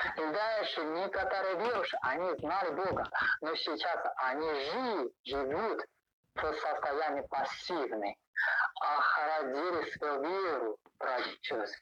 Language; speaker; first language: Russian; non-native, learner; Chinese